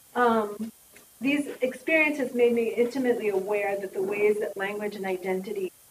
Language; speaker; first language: English; native; English